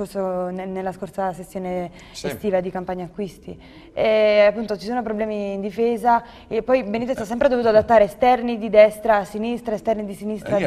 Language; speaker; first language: Italian; native; Italian